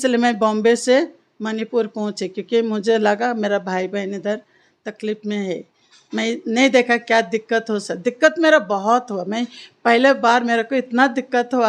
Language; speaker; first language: Hindi; non-native, local second language; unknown